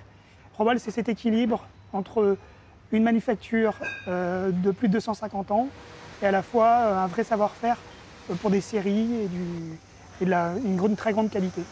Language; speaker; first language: French; native; French